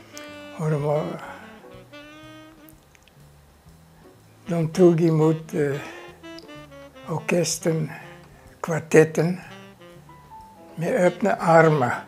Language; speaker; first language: Swedish; non-native, fluent; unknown